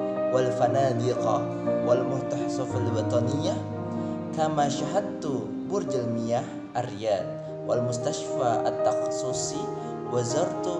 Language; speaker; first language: Arabic; non-native, learner; Indonesian